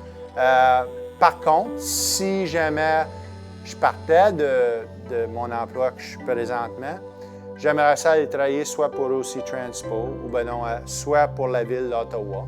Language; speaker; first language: French; native; French